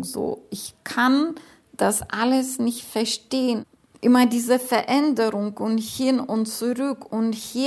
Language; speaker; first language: German; non-native, fluent; Lithuanian